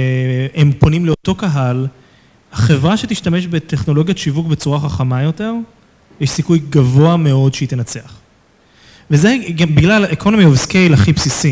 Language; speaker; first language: Hebrew; native; Hebrew